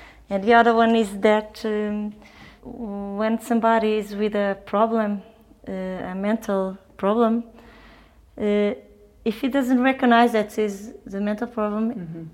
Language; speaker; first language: English; non-native, fluent; Portuguese